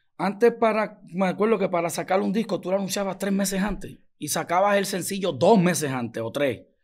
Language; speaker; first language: Spanish; native; Spanish